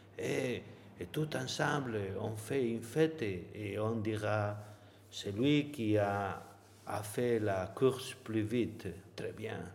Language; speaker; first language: French; non-native, learner; Spanish